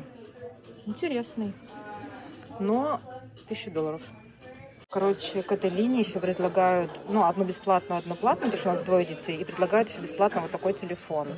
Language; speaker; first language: Russian; native; Russian